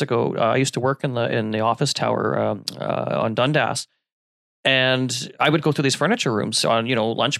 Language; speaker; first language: English; native; English